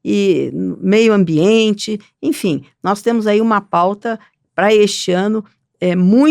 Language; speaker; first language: Portuguese; native; Portuguese